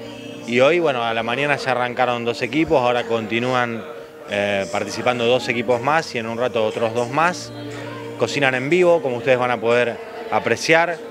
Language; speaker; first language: Spanish; native; Spanish